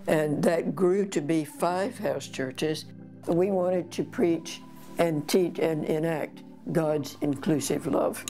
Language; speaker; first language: English; native; English